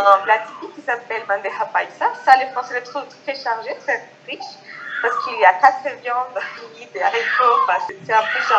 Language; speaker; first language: French; non-native, fluent; Spanish